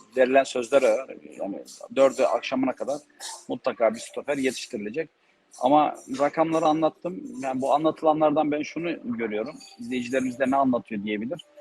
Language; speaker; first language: Turkish; native; Turkish